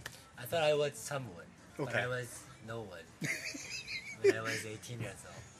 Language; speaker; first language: English; non-native, fluent; Japanese